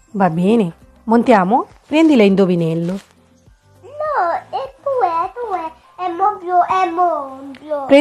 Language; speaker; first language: Italian; non-native, learner; Bangla